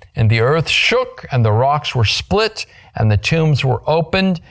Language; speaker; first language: English; native; English